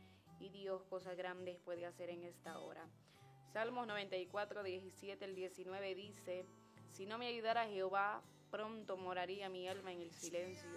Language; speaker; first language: Spanish; native; Spanish